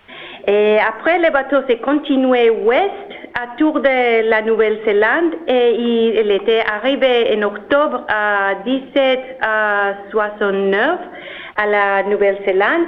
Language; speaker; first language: French; non-native, learner; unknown